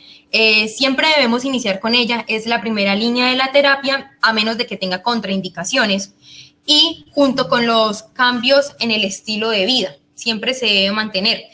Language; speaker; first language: Spanish; native; Spanish